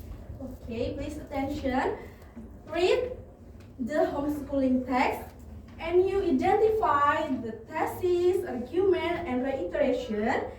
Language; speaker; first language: English; non-native, learner; Indonesian